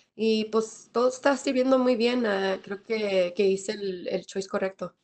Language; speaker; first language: Spanish; early bilingual, other home language; English